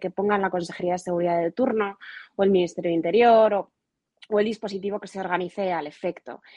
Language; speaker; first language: Spanish; native; Spanish